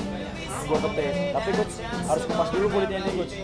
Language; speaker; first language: Indonesian; native; Indonesian